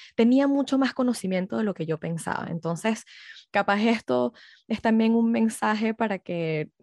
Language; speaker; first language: Spanish; early bilingual, heritage; Spanish